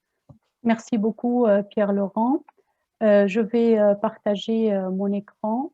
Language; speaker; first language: French; non-native, fluent; Arabic